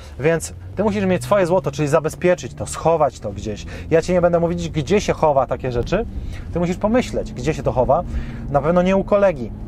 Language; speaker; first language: Polish; native; Polish